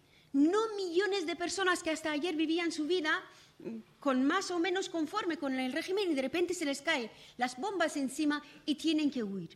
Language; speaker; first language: Spanish; non-native, fluent; Persian